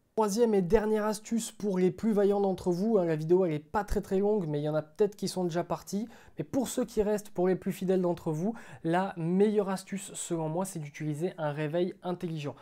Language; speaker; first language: French; native; French